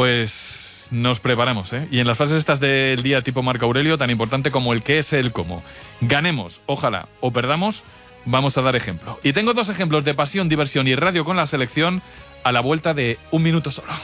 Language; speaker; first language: Spanish; native; Spanish